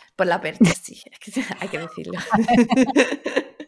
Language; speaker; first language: Spanish; early bilingual, other home language; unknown